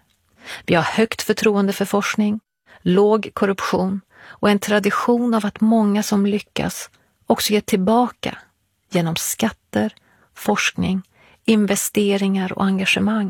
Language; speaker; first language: Swedish; early bilingual, other home language; Persian